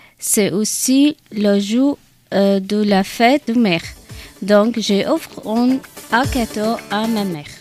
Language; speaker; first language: French; non-native, learner; Kurdish